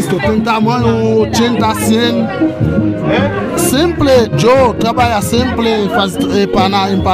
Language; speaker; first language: Spanish; non-native, learner; Haitian Creole